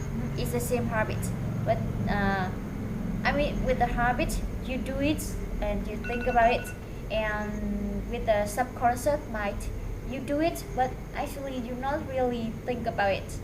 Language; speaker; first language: English; non-native, fluent; Vietnamese